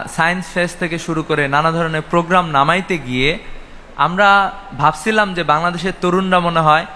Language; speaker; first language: Bangla; native; Bangla